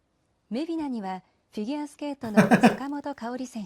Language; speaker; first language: Japanese; native; Japanese